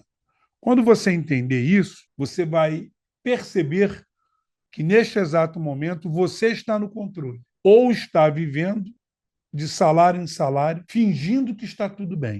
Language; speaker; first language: Portuguese; native; Portuguese